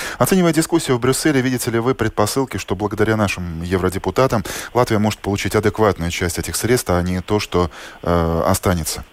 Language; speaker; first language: Russian; native; Russian